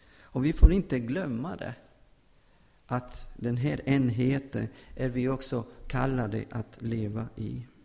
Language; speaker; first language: Swedish; non-native, fluent; Spanish